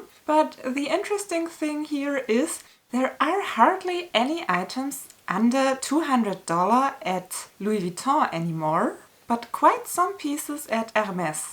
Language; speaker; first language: English; non-native, fluent; German